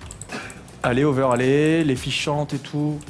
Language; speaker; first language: French; native; French